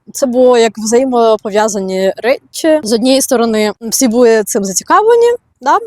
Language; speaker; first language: Ukrainian; native; Ukrainian